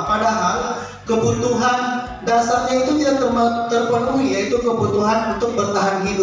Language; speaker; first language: Indonesian; native; Indonesian